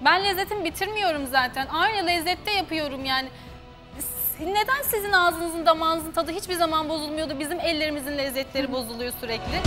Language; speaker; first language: Turkish; native; Turkish